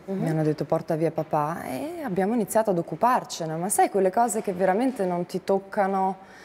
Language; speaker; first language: Italian; non-native, fluent; Ukrainian